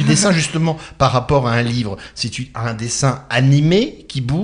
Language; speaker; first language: French; native; French